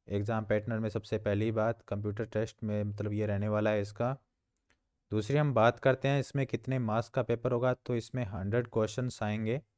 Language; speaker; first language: Hindi; native; Hindi